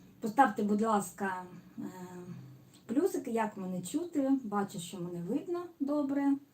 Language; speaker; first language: Ukrainian; non-native, local second language; Russian